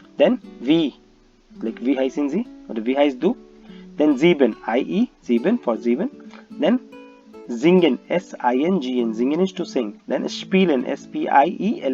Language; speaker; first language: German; non-native, learner; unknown